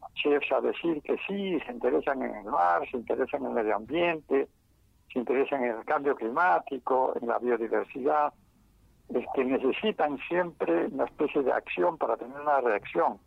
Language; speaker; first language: Spanish; non-native, local second language; Quechua